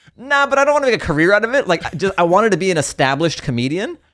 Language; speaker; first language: English; native; English